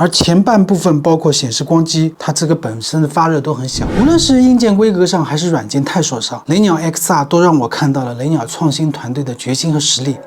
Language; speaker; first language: Chinese; native; Chinese